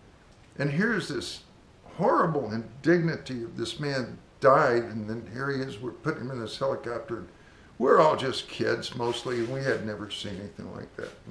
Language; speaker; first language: English; native; English